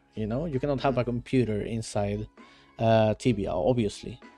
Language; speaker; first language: English; non-native, fluent; Spanish